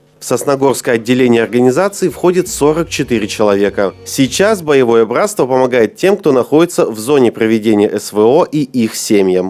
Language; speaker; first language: Russian; native; Russian